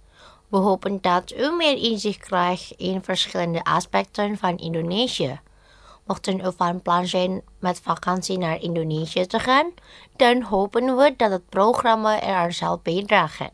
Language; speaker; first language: Dutch; non-native, fluent; Indonesian